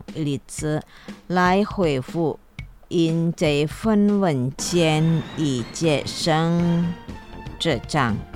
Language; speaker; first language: Chinese; non-native, learner; Indonesian